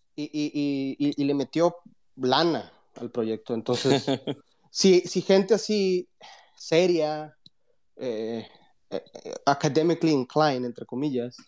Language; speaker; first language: Spanish; early bilingual, heritage; Spanish